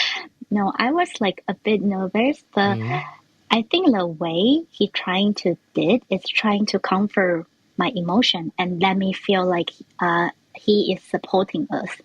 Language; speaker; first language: English; non-native, fluent; Chinese